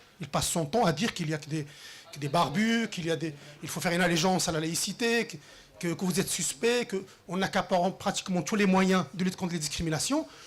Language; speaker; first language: French; early bilingual, other home language; Riffian